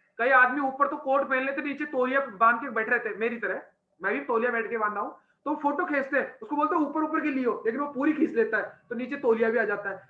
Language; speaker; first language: Hindi; native; Hindi